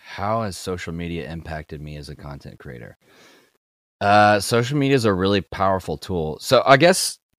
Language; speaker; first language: English; native; English